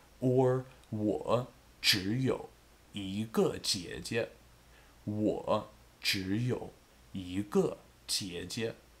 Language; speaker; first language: Chinese; non-native, fluent; English